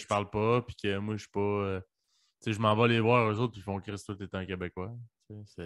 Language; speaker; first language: French; early bilingual, other home language; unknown